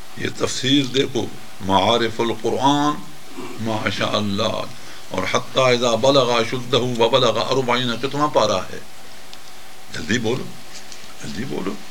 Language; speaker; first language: Urdu; non-native, local second language; Punjabi